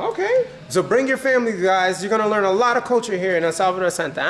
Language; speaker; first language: English; native; English